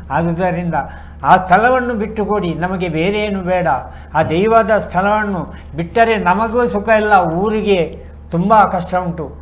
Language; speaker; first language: Kannada; non-native, local second language; Tulu